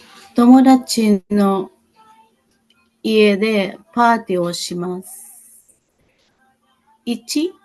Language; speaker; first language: Japanese; non-native, learner; Filipino